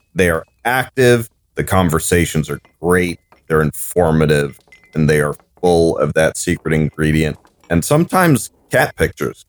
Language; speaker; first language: English; native; English